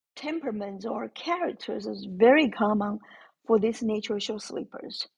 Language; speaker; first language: English; non-native, fluent; Chinese